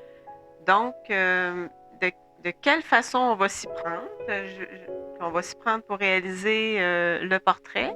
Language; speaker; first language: French; native; French